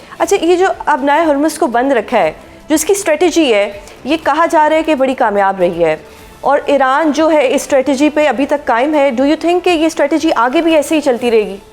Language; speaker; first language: Urdu; native; Urdu